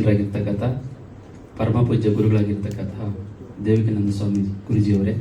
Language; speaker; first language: Kannada; native; Kannada